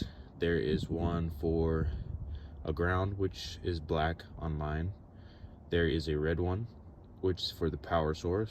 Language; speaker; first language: English; native; English